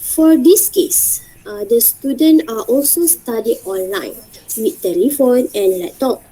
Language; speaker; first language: English; non-native, learner; Malay